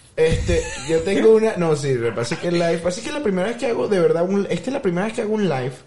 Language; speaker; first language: Spanish; native; Spanish